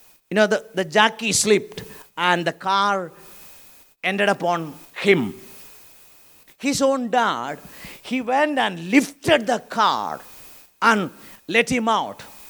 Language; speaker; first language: English; non-native, local second language; Malayalam